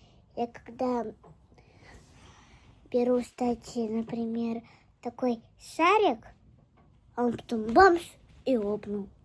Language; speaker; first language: Russian; early bilingual, other home language; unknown